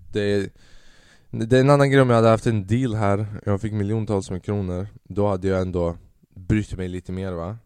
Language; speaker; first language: Swedish; early bilingual, other home language; Albanian